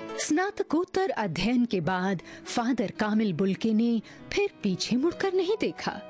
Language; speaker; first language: Hindi; native; Hindi